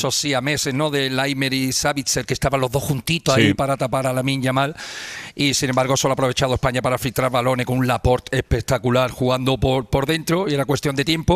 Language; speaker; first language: Spanish; native; Spanish